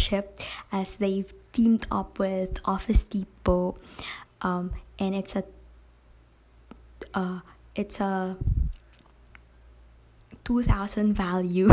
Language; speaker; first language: English; non-native, local second language; Kinaray-a